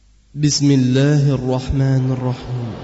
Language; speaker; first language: Arabic; native; Arabic